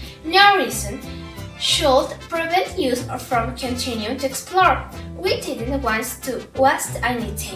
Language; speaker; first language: English; non-native, learner; Spanish